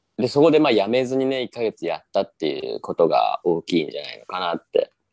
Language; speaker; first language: Japanese; native; Japanese